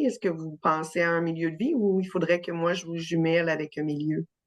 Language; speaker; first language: French; native; French